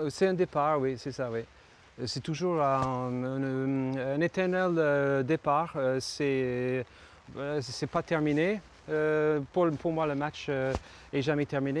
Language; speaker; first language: French; non-native, fluent; English